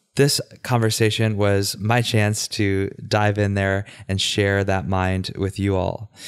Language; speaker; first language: English; native; English